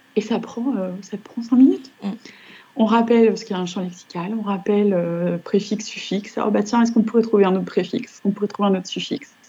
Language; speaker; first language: French; native; French